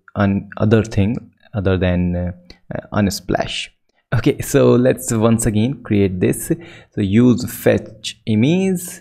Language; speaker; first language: English; non-native, local second language; Hindi